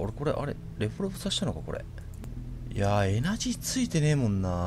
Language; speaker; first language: Japanese; native; Japanese